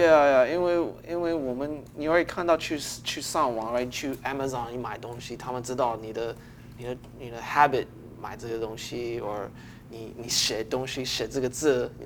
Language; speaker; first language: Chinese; early bilingual, heritage; English